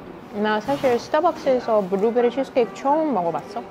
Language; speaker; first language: Korean; non-native, learner; Russian